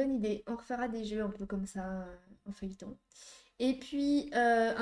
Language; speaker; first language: French; native; French